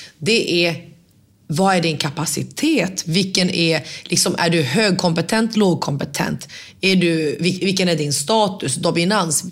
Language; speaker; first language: Swedish; early bilingual, other home language; Finnish